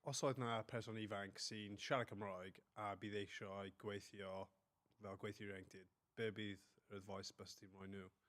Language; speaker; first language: Welsh; non-native, local second language; English